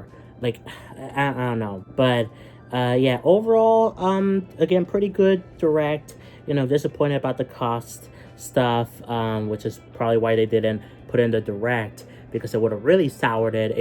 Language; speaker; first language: English; native; English